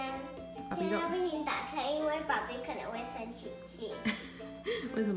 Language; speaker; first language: Chinese; early bilingual, heritage; Chinese